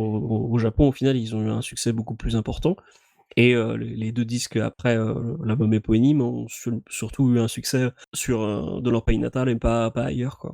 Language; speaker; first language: French; native; French